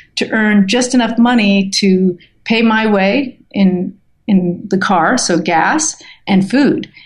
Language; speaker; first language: English; native; English